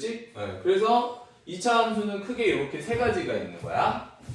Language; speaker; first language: Korean; native; Korean